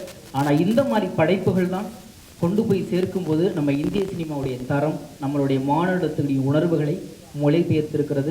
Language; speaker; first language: Tamil; native; Tamil